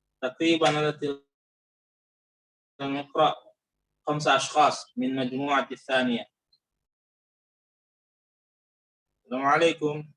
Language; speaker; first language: Arabic; non-native, learner; Indonesian